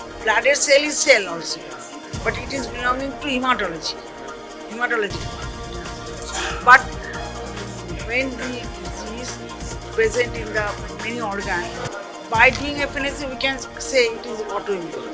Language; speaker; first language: English; non-native, local second language; Bangla